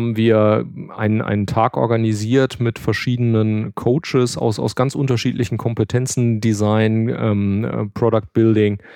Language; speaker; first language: German; native; German